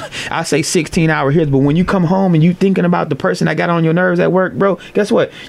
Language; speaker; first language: English; native; English